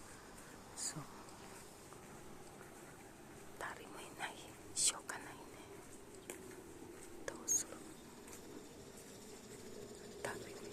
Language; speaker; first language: Japanese; non-native, learner; Filipino